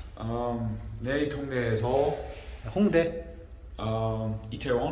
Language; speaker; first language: Korean; non-native, learner; English